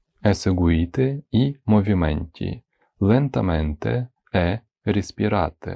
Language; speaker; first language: Italian; non-native, fluent; Ukrainian